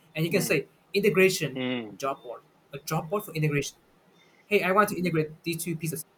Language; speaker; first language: English; non-native, fluent; Vietnamese